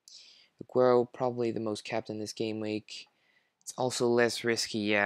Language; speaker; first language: English; non-native, fluent; French